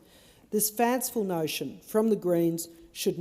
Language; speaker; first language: English; native; English